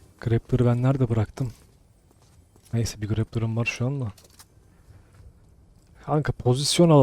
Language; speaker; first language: Turkish; native; Turkish